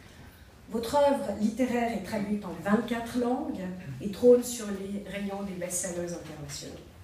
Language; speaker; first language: French; native; French